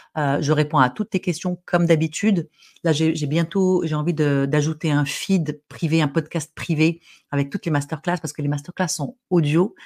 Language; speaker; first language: French; non-native, local second language; Arabic